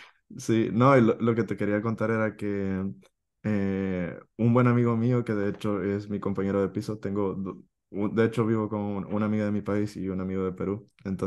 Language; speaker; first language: Spanish; native; Spanish